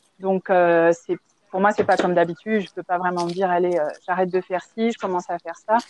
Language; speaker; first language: French; native; French